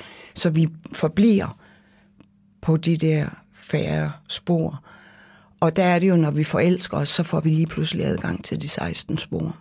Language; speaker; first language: Danish; native; Danish